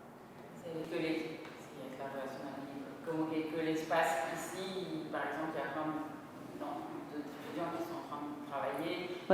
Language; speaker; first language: French; non-native, fluent; Spanish